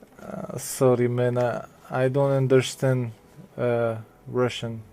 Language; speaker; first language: English; non-native, learner; French